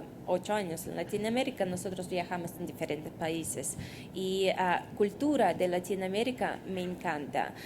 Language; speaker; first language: Spanish; non-native, fluent; Russian